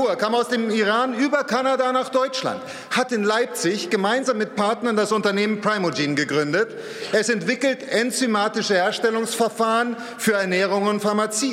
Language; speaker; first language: German; native; German